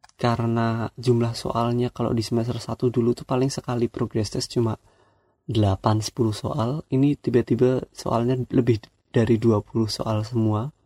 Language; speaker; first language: Indonesian; non-native, local second language; Javanese